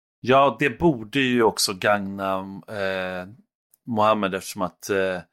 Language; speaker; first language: Swedish; native; Swedish